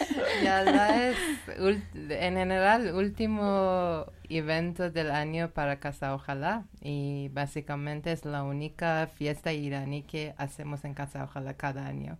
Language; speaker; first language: Spanish; non-native, learner; Persian